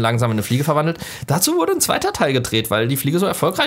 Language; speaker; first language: German; native; German